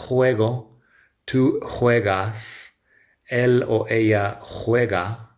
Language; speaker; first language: Spanish; non-native, fluent; English